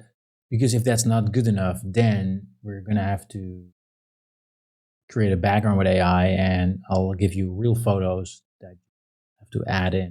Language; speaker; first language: English; non-native, fluent; Dutch